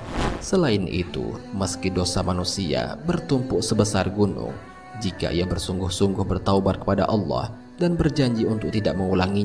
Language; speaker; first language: Indonesian; native; Indonesian